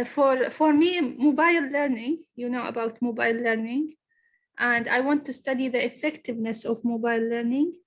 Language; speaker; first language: English; non-native, learner; Arabic